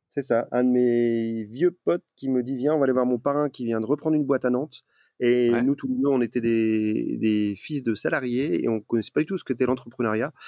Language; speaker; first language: French; native; French